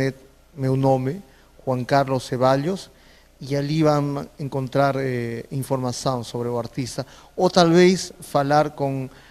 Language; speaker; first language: Portuguese; non-native, fluent; Spanish